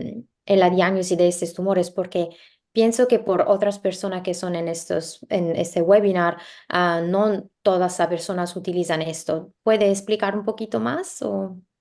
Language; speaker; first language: Spanish; non-native, learner; English